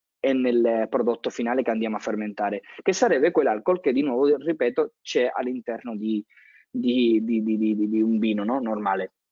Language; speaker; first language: Italian; non-native, fluent; Spanish